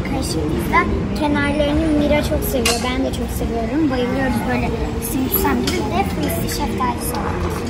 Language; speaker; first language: Turkish; native; Turkish